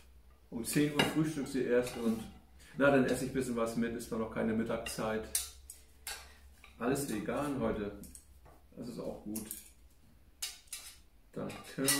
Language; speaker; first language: German; native; German